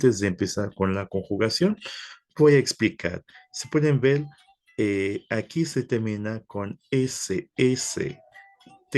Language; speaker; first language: Spanish; non-native, fluent; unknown